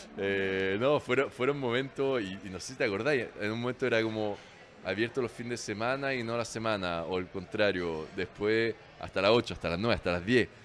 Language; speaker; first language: Spanish; non-native, fluent; French